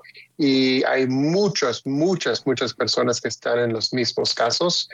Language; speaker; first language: Spanish; early bilingual, heritage; Spanish